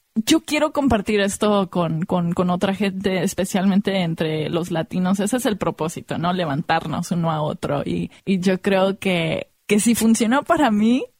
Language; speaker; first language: Spanish; early bilingual, heritage; Spanish